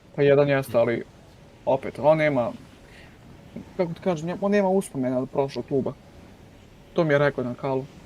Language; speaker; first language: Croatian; non-native, learner; Macedonian